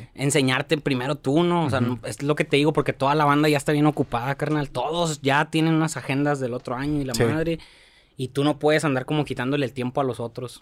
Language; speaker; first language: Spanish; native; Spanish